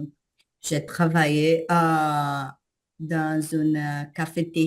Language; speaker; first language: French; non-native, learner; Portuguese